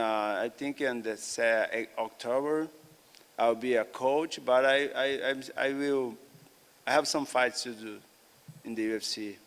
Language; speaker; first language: English; non-native, learner; Portuguese